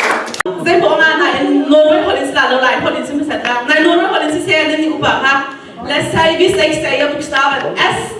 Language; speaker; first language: Norwegian; non-native, fluent; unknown